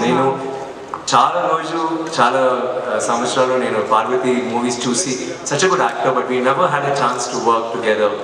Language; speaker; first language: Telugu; non-native, fluent; Tamil